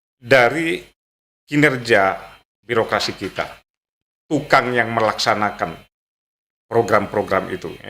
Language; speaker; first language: Indonesian; native; Indonesian